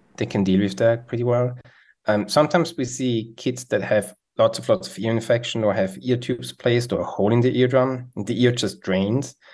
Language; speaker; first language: English; non-native, fluent; Swiss German